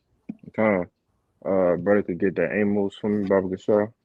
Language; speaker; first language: English; native; English